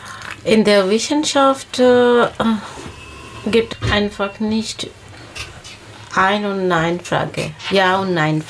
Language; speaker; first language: German; non-native, learner; Bangla